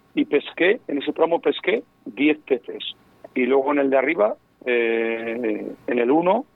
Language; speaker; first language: Spanish; native; Spanish